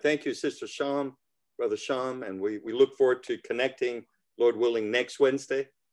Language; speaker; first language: English; native; English